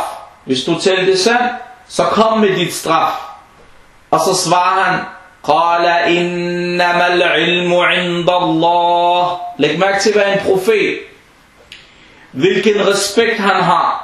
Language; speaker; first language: Danish; non-native, fluent; Arabic